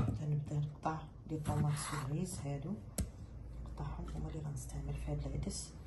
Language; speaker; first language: Arabic; native; Arabic